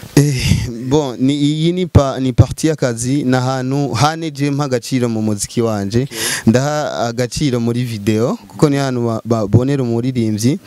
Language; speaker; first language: Rundi; native; Rundi